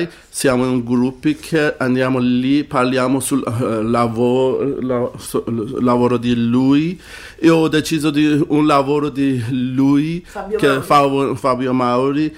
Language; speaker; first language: Italian; non-native, learner; Persian